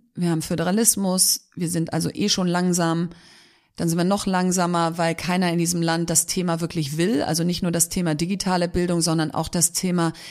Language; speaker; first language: German; native; German